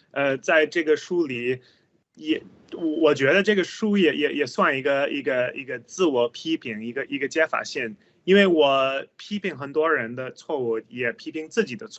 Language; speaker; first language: Chinese; non-native, fluent; English